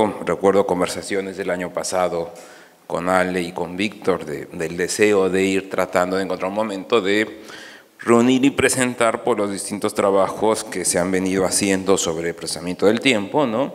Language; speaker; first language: Spanish; native; Spanish